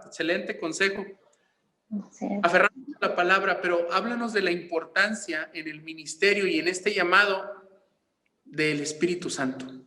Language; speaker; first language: Spanish; native; Spanish